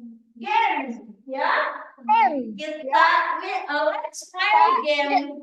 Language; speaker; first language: English; non-native, learner; Indonesian